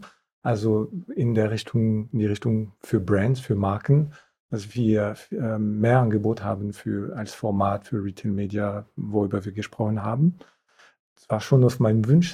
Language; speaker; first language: German; non-native, fluent; French